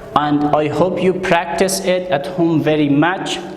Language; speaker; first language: English; non-native, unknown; Persian